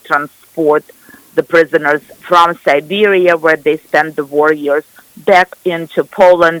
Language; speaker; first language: English; non-native, fluent; Russian